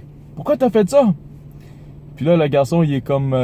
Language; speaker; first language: French; native; French